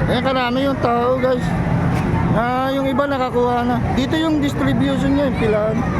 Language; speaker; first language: Filipino; non-native, local second language; Iloko